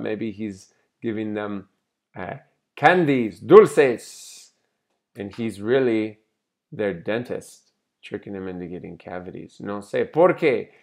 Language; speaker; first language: English; native; English